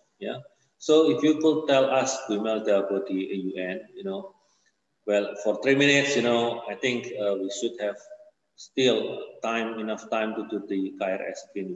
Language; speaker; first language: English; non-native, fluent; Indonesian